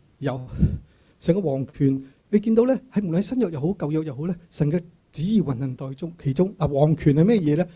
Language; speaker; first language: Cantonese; native; Cantonese